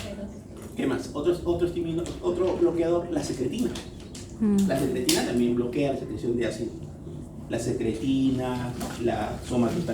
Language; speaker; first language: Spanish; native; Spanish